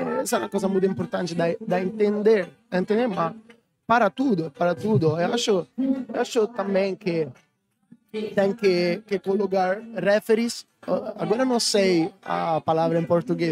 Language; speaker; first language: Portuguese; non-native, learner; Italian